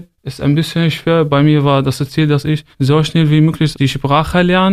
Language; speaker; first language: German; non-native, fluent; Arabic